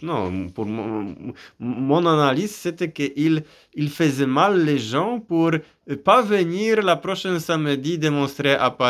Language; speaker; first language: French; non-native, fluent; Polish